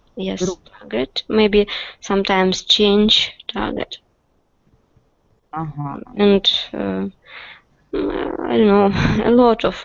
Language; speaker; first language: English; non-native, learner; Russian